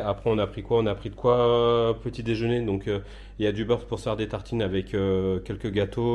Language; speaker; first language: French; native; French